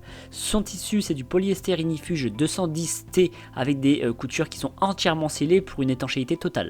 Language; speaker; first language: French; native; French